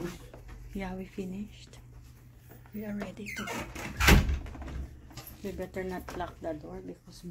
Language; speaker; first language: English; non-native, local second language; Hiligaynon